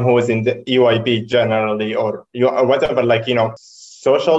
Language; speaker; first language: English; non-native, fluent; Arabic